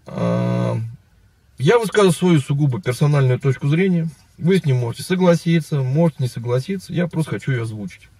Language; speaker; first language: Russian; native; Russian